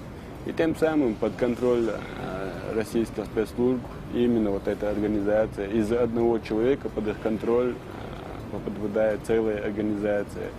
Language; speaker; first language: Russian; non-native, local second language; Chechen